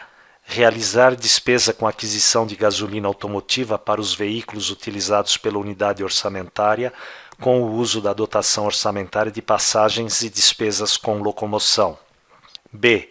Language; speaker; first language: Portuguese; native; Portuguese